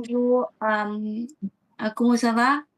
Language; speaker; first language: French; non-native, learner; Vietnamese